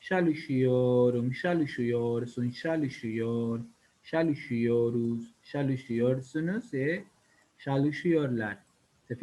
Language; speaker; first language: Turkish; non-native, learner; Spanish